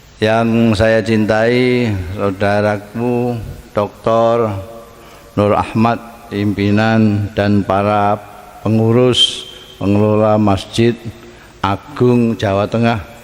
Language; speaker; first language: Indonesian; non-native, local second language; Javanese